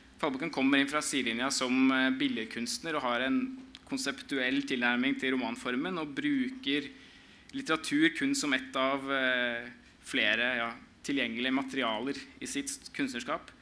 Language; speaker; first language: Norwegian; native; Norwegian